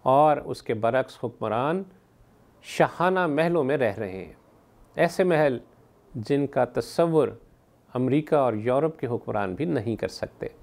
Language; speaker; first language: Urdu; native; Urdu